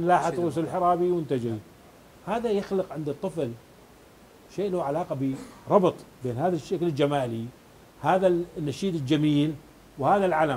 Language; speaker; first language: Arabic; native; Arabic